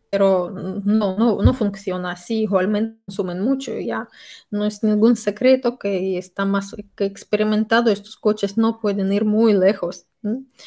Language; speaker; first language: Spanish; non-native, fluent; Russian